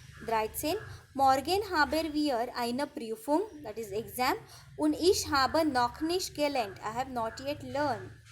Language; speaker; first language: German; non-native, fluent; Marathi